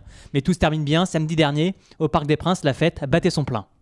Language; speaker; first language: French; native; French